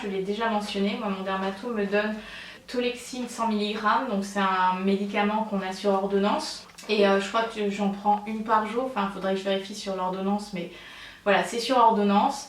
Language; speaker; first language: French; native; French